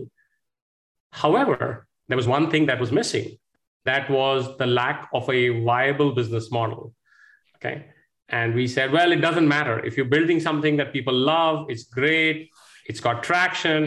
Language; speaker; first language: English; non-native, local second language; Hindi